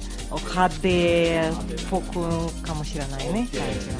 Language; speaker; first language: Japanese; non-native, fluent; Russian